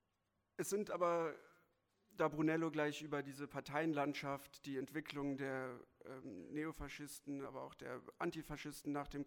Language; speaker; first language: German; native; German